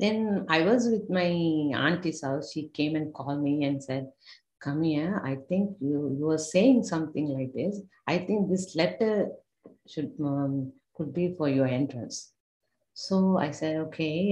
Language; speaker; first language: English; non-native, local second language; Tamil